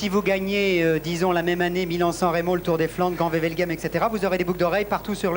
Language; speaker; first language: French; native; French